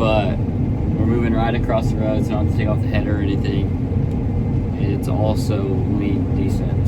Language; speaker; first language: English; native; English